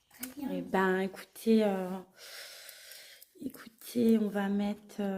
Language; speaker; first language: French; native; French